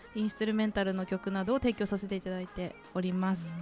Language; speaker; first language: Japanese; native; Japanese